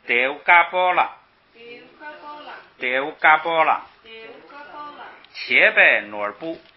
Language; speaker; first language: Chinese; native; Chinese